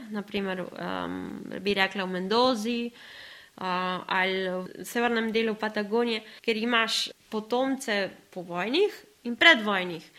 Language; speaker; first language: Slovenian; early bilingual, other home language; Spanish